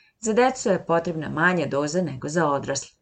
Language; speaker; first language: Serbian; native; Serbian